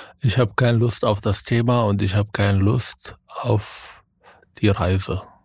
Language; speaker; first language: German; non-native, fluent; Arabic